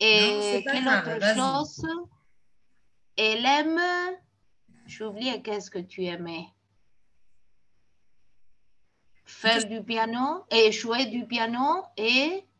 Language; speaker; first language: French; non-native, fluent; Spanish